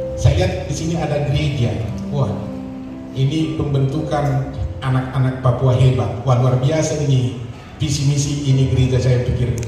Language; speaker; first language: Indonesian; native; Indonesian